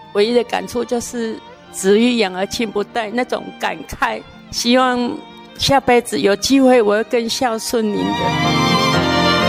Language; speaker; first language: Chinese; non-native, local second language; Hakka Chinese